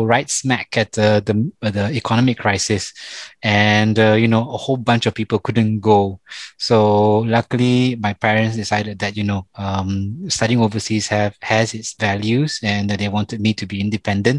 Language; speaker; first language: English; non-native, local second language; Malay